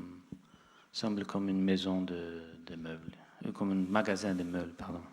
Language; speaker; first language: French; non-native, fluent; Portuguese